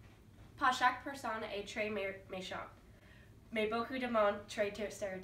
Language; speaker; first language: French; non-native, learner; English